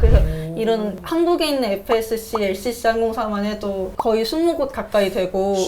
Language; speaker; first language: Korean; native; Korean